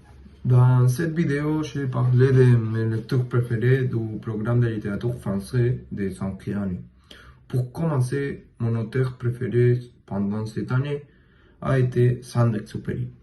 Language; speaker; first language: French; non-native, learner; Spanish